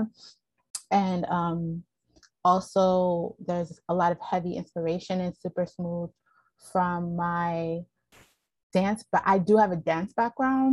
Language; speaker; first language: English; native; English